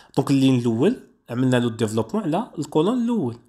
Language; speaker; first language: French; non-native, local second language; Arabic